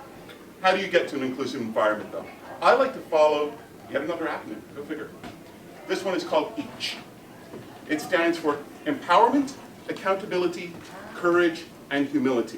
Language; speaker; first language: English; native; English